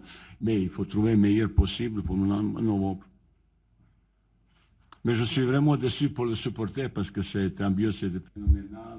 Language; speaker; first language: French; non-native, learner; Bosnian